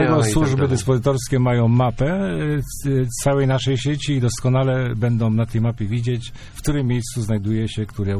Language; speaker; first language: Polish; native; Polish